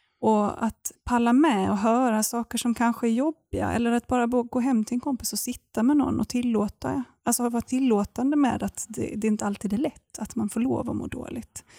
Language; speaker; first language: Swedish; native; Swedish